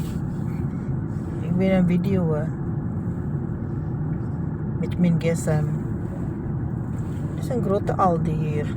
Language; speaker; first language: Dutch; non-native, learner; Filipino